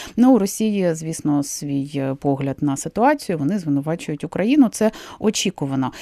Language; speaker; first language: Ukrainian; native; Ukrainian